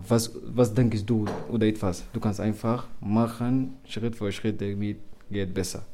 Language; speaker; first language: German; non-native, learner; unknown